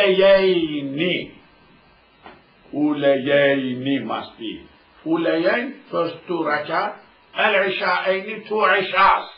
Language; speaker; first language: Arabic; non-native, fluent; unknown